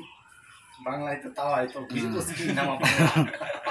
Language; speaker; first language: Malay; non-native, learner; Bangla